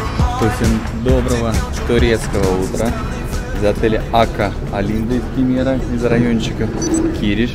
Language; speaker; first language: Russian; native; Russian